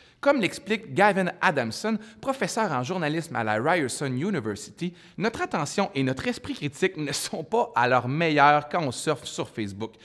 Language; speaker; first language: French; native; French